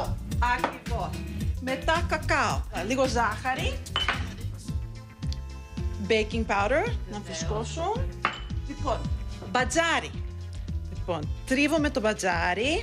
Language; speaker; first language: Greek; early bilingual, heritage; Greek